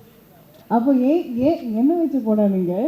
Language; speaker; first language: Tamil; early bilingual, heritage; Tamil